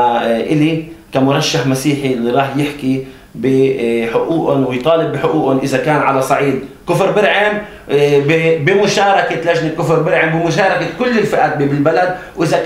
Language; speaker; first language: Arabic; native; Arabic